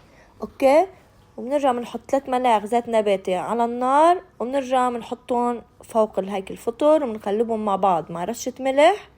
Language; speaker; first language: Arabic; native; Arabic